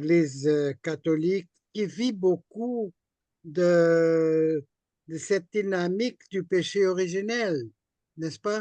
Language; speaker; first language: French; non-native, fluent; Portuguese